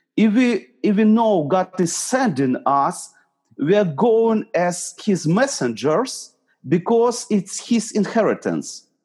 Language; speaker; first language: English; non-native, fluent; Ukrainian